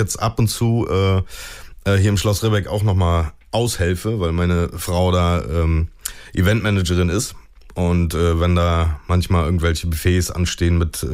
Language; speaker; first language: German; native; German